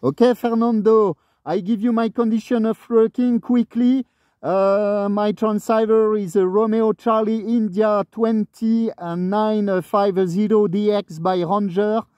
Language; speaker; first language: English; non-native, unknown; French